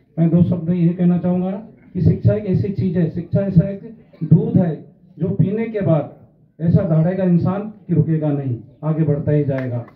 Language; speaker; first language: Hindi; non-native, local second language; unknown